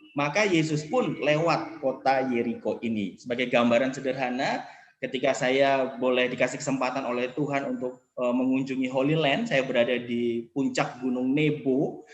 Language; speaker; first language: Indonesian; native; Indonesian